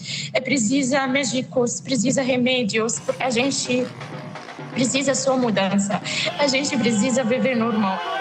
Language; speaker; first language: Portuguese; non-native, learner; Arabic